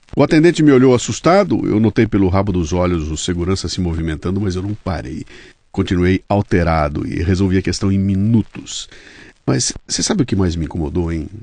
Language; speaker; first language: Portuguese; native; Portuguese